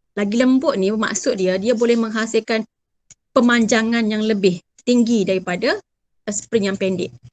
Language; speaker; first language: Malay; native; Malay